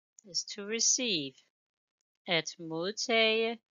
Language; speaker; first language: English; non-native, fluent; Danish